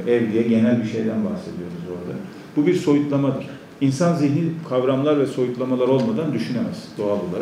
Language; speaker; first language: Turkish; native; Turkish